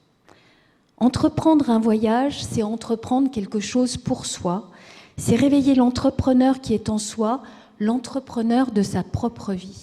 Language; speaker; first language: French; native; French